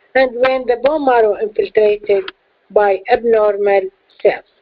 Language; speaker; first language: English; non-native, fluent; Arabic